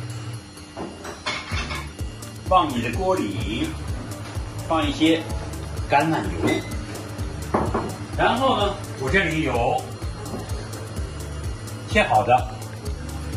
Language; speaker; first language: Chinese; native; Chinese